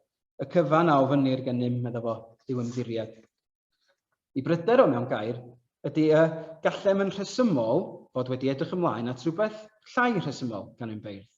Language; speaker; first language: Welsh; native; Welsh